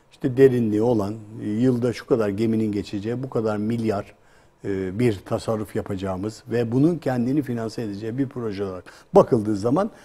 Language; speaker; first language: Turkish; native; Turkish